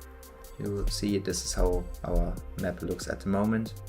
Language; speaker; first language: English; non-native, fluent; German